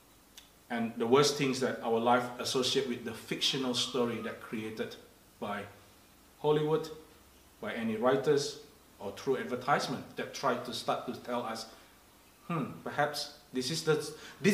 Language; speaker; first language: English; non-native, fluent; Indonesian